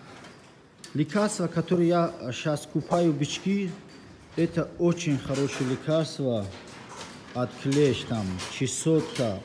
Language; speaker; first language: Russian; non-native, learner; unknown